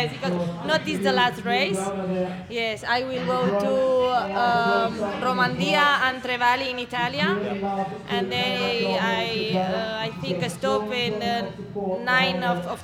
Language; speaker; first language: English; non-native, learner; Spanish